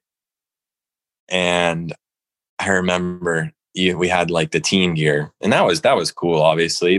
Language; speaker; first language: English; native; English